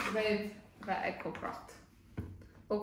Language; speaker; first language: Irish; non-native, local second language; English